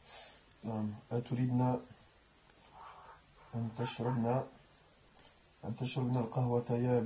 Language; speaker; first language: Arabic; non-native, learner; French